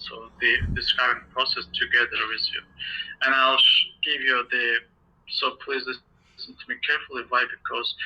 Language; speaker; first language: English; non-native, fluent; Azerbaijani